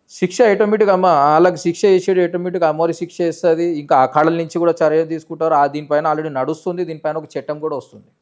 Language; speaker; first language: Telugu; native; Telugu